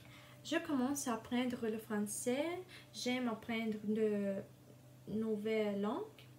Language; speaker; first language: French; non-native, learner; Russian